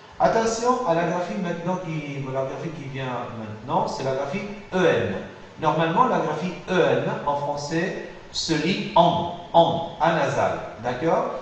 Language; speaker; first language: French; non-native, fluent; Spanish